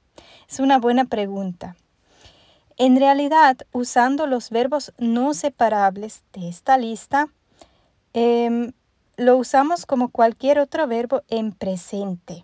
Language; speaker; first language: Spanish; non-native, fluent; German